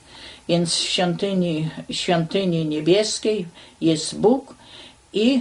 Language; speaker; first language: Polish; native; Polish